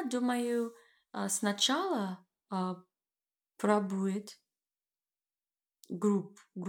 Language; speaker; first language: Russian; non-native, learner; English